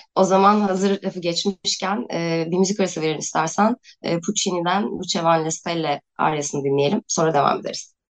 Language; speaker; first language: Turkish; native; Turkish